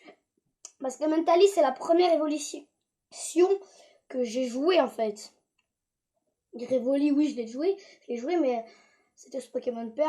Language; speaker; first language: French; native; French